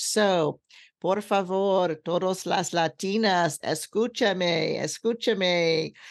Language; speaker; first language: Spanish; non-native, learner; English